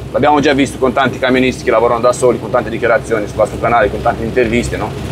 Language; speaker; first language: Italian; non-native, fluent; Romanian